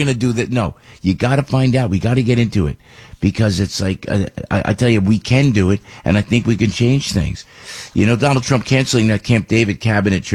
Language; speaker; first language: English; native; English